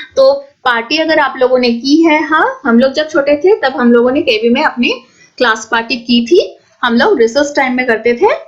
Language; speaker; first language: Hindi; non-native, local second language; Assamese